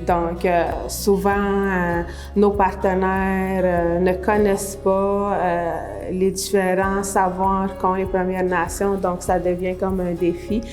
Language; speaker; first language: French; non-native, local second language; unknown